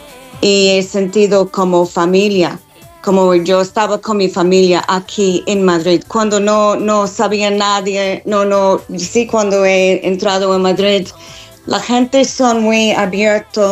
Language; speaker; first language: Spanish; non-native, fluent; English